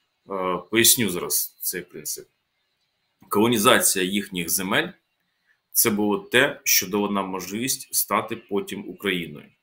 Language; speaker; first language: Ukrainian; native; Ukrainian